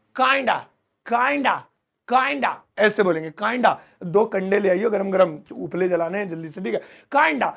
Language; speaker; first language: Hindi; native; Hindi